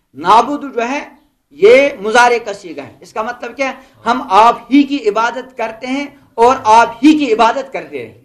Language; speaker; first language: Urdu; non-native, local second language; Kashmiri